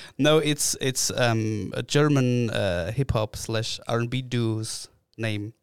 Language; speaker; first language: English; non-native, fluent; German